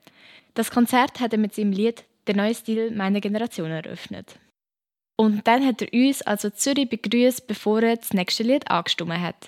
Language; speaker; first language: German; native; German